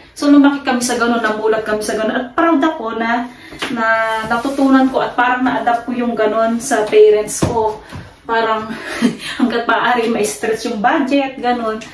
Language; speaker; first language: Filipino; native; Filipino